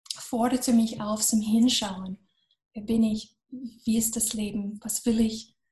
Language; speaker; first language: German; non-native, fluent; English